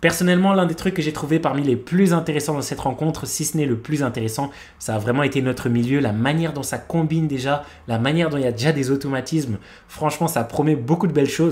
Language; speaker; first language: French; native; French